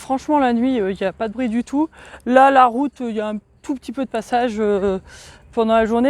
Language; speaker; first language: French; native; French